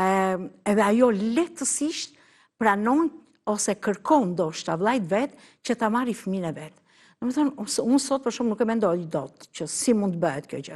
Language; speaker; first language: Albanian; native; Albanian